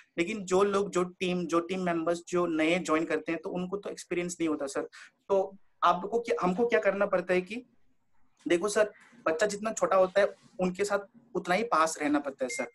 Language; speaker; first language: Hindi; non-native, local second language; Bangla